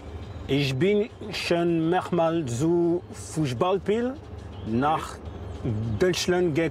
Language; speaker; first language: German; non-native, learner; French